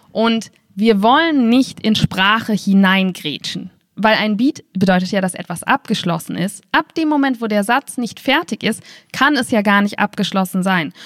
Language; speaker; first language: German; native; German